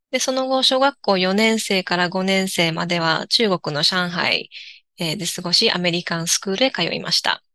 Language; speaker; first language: Japanese; native; Japanese